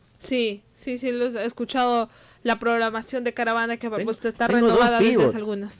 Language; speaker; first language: Spanish; native; Spanish